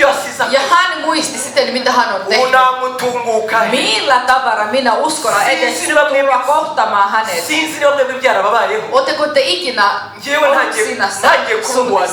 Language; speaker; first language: Finnish; non-native, learner; Kinyarwanda